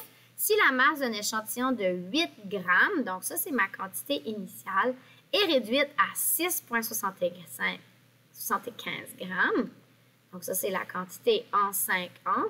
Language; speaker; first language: French; native; French